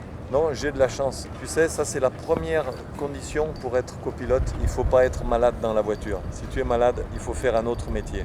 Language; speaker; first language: French; native; French